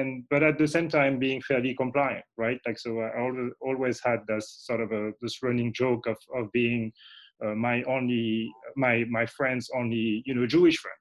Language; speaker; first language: English; non-native, fluent; French